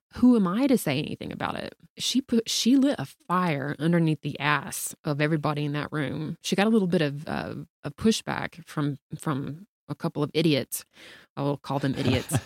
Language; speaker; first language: English; native; English